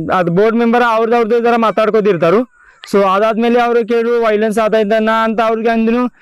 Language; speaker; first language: Kannada; non-native, local second language; Marathi